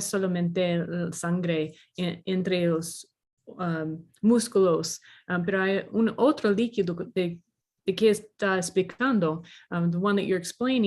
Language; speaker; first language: Spanish; non-native, learner; English